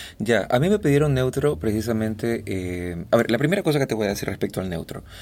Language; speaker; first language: Spanish; native; Spanish